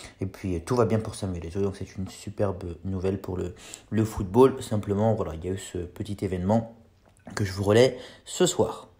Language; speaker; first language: French; native; French